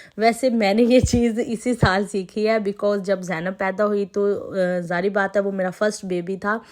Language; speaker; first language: Urdu; non-native, local second language; Punjabi